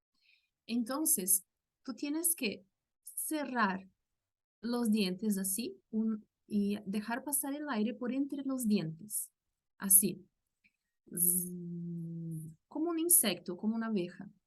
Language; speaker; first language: Spanish; non-native, local second language; Portuguese